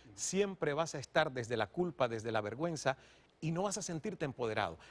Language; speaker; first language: Spanish; native; Spanish